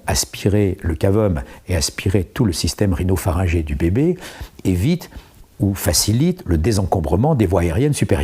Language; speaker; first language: French; native; French